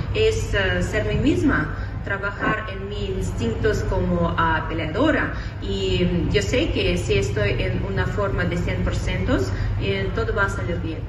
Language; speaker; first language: Spanish; non-native, fluent; Russian